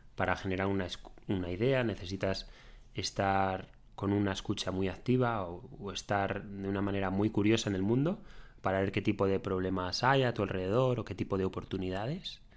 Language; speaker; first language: Spanish; native; Spanish